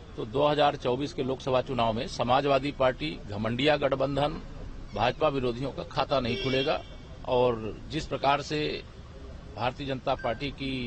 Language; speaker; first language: Hindi; native; Hindi